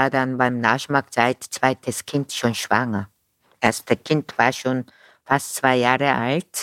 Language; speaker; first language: German; non-native, fluent; Korean